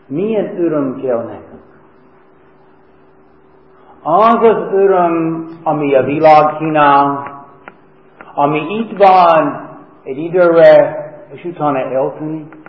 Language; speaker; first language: Hungarian; non-native, fluent; English